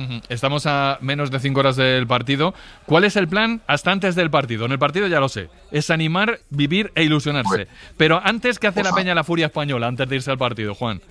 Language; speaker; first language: Spanish; native; Spanish